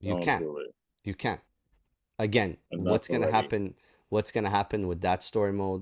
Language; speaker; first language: English; native; English